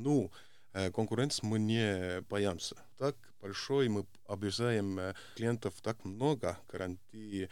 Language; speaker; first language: Russian; non-native, local second language; Estonian